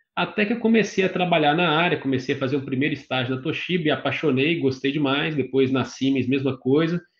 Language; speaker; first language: Portuguese; native; Portuguese